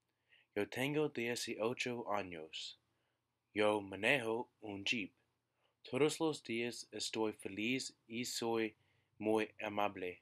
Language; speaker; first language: Spanish; non-native, learner; English